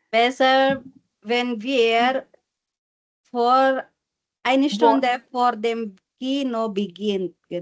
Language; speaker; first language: German; non-native, learner; Filipino